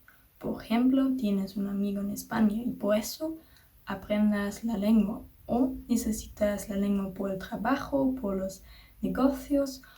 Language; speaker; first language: Spanish; non-native, learner; German